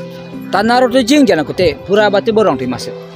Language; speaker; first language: Japanese; non-native, fluent; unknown